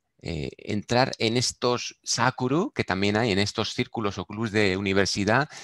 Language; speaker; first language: Spanish; non-native, fluent; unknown